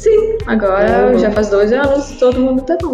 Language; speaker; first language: Portuguese; non-native, learner; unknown